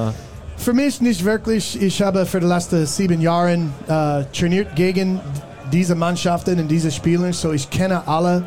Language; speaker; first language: German; non-native, learner; English